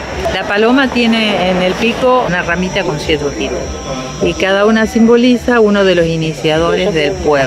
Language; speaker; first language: Spanish; early bilingual, other home language; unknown